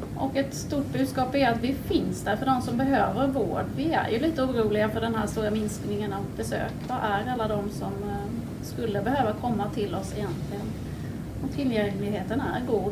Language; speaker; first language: Swedish; native; Swedish